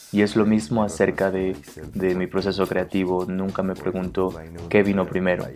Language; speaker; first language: Spanish; non-native, fluent; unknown